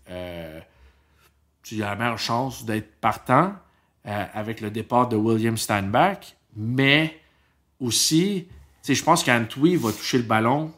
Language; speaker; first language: French; native; French